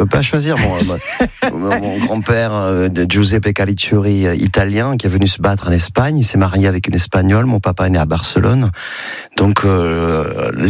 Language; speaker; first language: French; native; French